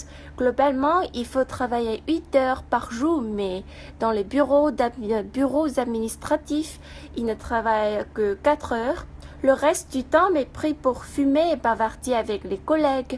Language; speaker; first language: French; non-native, fluent; Vietnamese